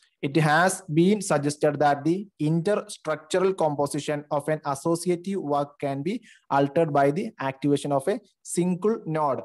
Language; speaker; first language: English; non-native, local second language; Malayalam